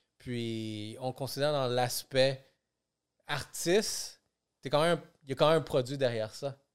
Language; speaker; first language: French; early bilingual, other home language; Spanish